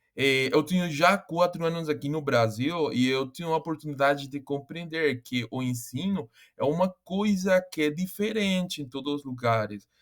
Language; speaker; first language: Portuguese; non-native, fluent; Spanish